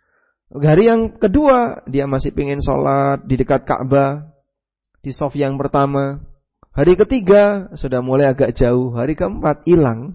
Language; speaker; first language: Indonesian; native; Indonesian